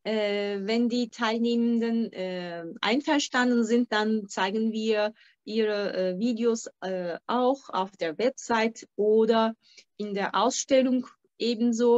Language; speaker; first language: German; non-native, fluent; Turkish